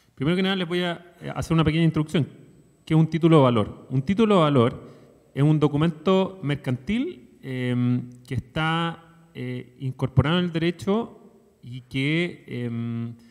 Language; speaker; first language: Spanish; native; Spanish